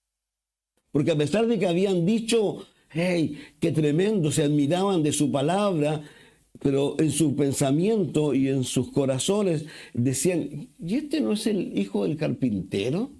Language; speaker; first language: Spanish; native; Spanish